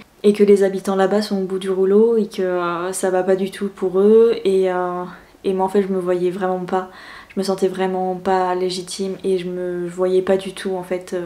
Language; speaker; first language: French; native; French